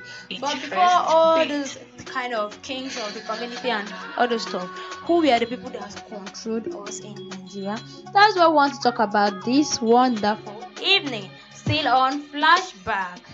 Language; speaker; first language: English; non-native, local second language; Yoruba